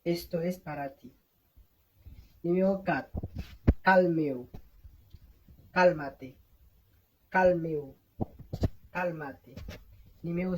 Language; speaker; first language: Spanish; non-native, fluent; Haitian Creole